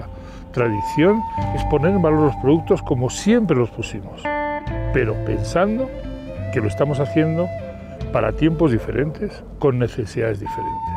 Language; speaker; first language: Spanish; native; Spanish